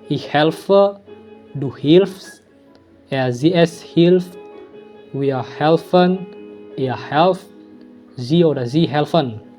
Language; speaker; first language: German; non-native, fluent; Indonesian